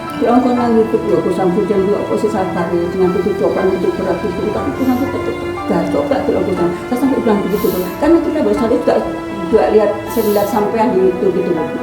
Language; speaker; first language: Indonesian; non-native, local second language; Madurese